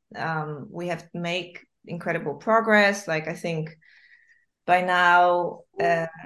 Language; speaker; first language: English; non-native, fluent; Polish